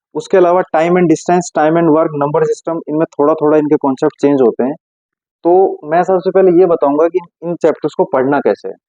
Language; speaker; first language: Hindi; native; Hindi